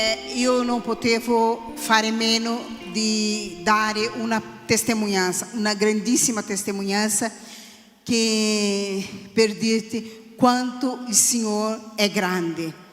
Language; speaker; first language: Italian; non-native, fluent; Portuguese